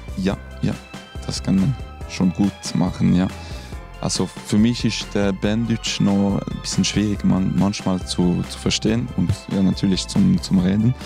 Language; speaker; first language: German; non-native, local second language; French